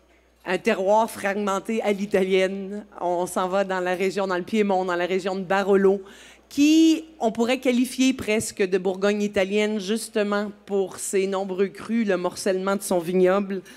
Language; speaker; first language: French; native; French